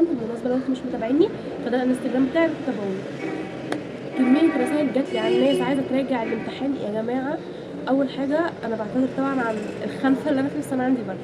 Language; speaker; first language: Arabic; native; Arabic